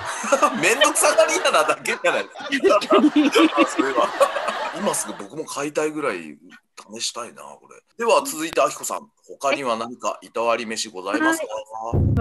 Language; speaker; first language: Japanese; native; Japanese